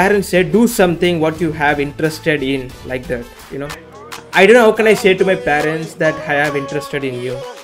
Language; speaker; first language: English; non-native, learner; Tamil